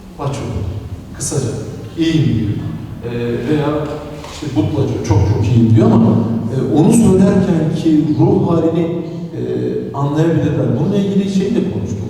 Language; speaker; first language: Turkish; non-native, local second language; Romany